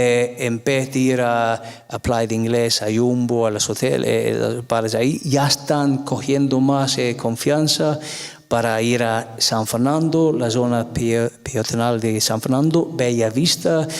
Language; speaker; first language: Spanish; non-native, fluent; English